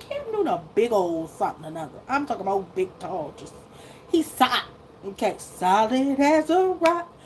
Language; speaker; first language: English; native; English